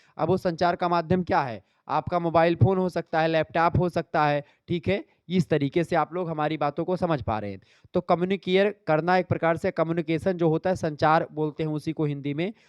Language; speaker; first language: Hindi; native; Hindi